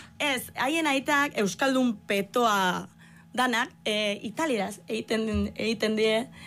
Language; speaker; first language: Basque; non-native, fluent; Italian